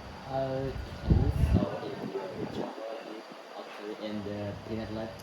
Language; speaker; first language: English; non-native, learner; Indonesian